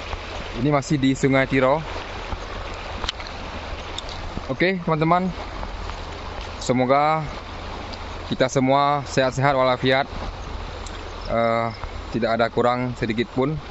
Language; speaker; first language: Indonesian; non-native, local second language; Achinese